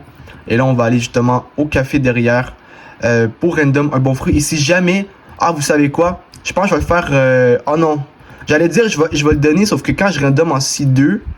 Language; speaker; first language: French; native; French